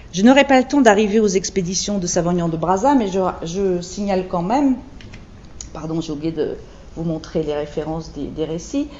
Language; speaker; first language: French; native; French